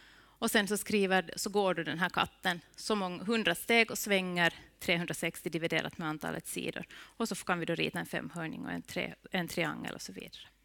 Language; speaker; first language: Swedish; native; Swedish